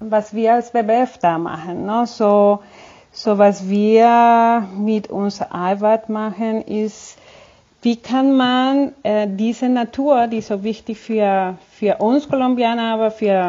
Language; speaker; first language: German; non-native, fluent; Spanish